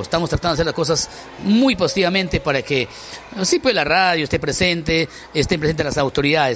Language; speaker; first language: Spanish; native; Spanish